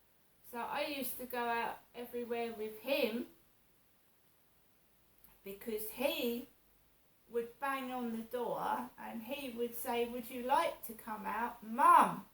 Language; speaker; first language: English; native; English